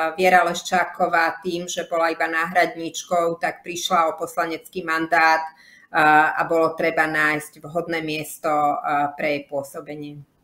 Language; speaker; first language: Slovak; native; Slovak